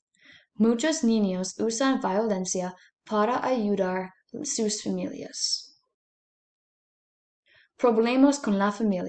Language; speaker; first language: Spanish; non-native, learner; English